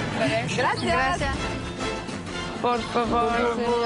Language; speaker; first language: Spanish; non-native, learner; French